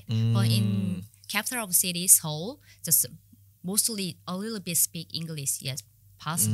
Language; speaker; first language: English; non-native, learner; Korean